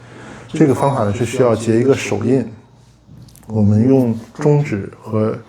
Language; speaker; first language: Chinese; native; Chinese